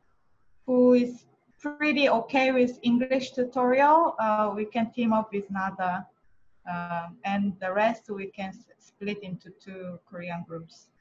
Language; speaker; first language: English; non-native, fluent; Korean